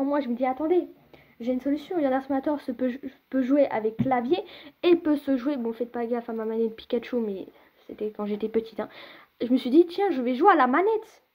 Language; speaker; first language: French; native; French